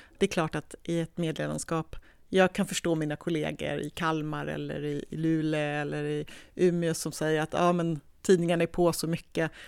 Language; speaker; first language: Swedish; native; Swedish